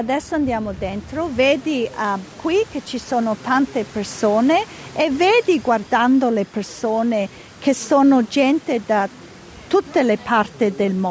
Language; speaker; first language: Italian; early bilingual, heritage; Italian